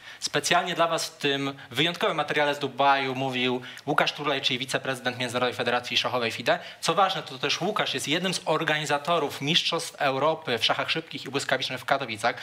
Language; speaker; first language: Polish; native; Polish